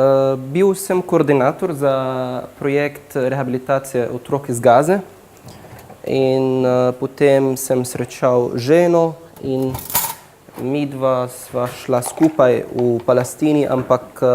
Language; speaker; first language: Slovenian; non-native, fluent; Arabic